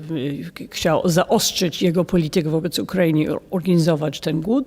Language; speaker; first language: Polish; non-native, fluent; English